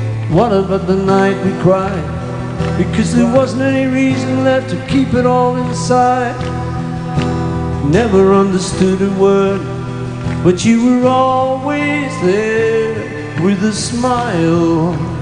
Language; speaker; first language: English; native; English